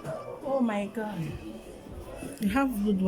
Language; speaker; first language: English; non-native, learner; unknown